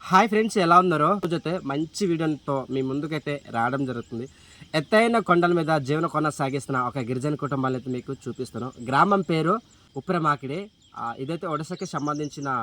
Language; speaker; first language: Telugu; non-native, local second language; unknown